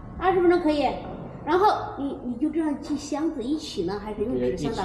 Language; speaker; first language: Chinese; native; Chinese